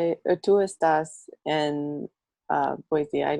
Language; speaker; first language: Spanish; non-native, learner; English